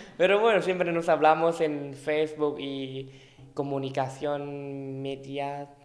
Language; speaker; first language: Spanish; non-native, fluent; Thai